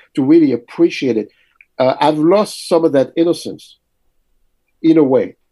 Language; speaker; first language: English; early bilingual, other home language; French